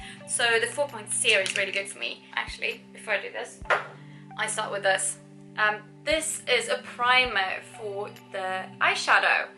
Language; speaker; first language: English; non-native, fluent; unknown